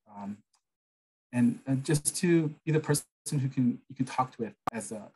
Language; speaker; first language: English; non-native, fluent; Korean